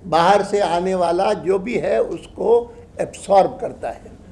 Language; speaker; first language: Urdu; non-native, fluent; Sindhi